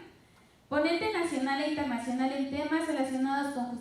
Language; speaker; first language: Spanish; native; Spanish